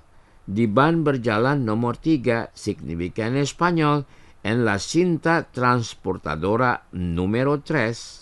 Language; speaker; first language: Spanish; non-native, fluent; Indonesian